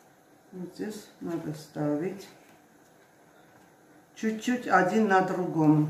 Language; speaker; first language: Russian; non-native, fluent; Armenian